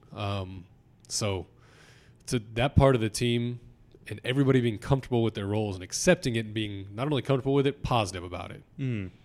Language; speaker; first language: English; native; English